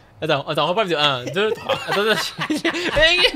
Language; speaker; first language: French; native; French